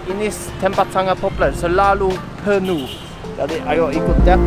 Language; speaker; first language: Indonesian; non-native, fluent; Norwegian